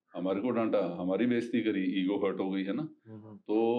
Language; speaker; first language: Hindi; native; Hindi